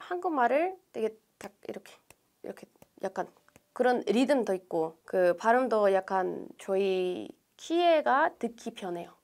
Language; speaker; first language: Korean; non-native, fluent; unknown